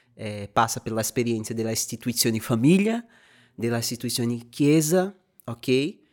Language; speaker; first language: Italian; non-native, fluent; Portuguese